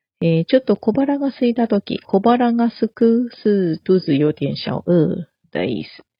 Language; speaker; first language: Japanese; non-native, fluent; Chinese